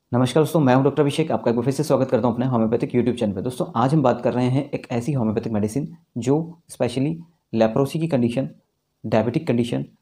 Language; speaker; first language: Hindi; native; Hindi